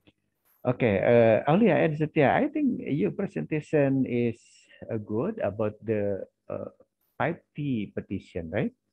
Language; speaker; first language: English; non-native, learner; Indonesian